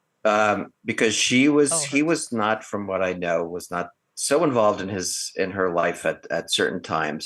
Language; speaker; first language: English; native; English